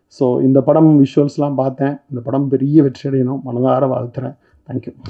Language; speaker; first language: Tamil; native; Tamil